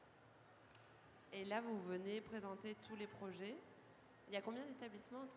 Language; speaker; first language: French; native; French